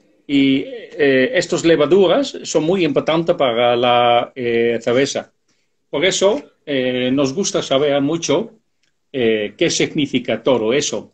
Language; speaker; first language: Spanish; non-native, fluent; Dutch